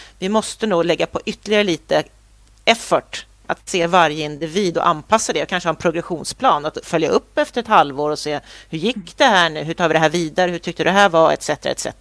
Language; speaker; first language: Swedish; native; Swedish